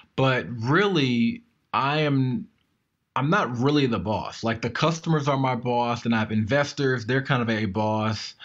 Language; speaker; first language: English; native; English